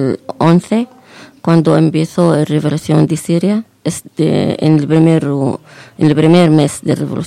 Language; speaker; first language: Spanish; non-native, fluent; Arabic